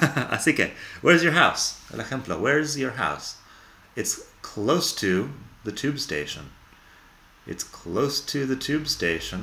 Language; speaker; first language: English; native; English